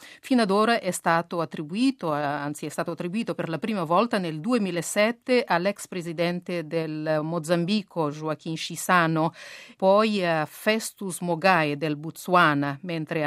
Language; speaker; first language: Italian; non-native, fluent; Kabuverdianu